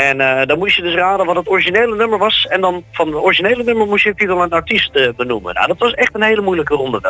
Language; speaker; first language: Dutch; native; Dutch